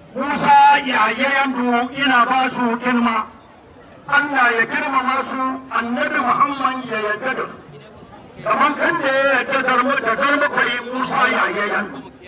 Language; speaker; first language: Hausa; non-native, local second language; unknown